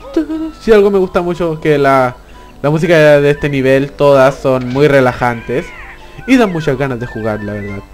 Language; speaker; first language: Spanish; native; Spanish